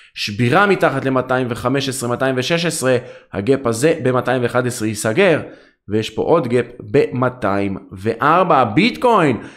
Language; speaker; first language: Hebrew; native; Hebrew